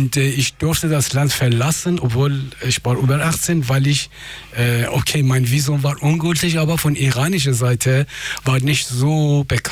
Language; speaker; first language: German; non-native, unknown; Persian